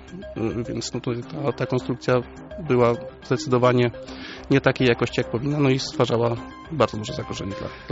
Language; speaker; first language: Polish; native; Polish